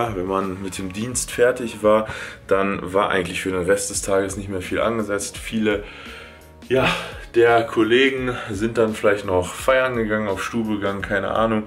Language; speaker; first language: German; native; German